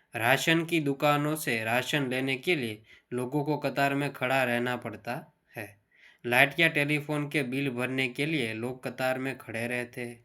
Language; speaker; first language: Hindi; non-native, local second language; Gujarati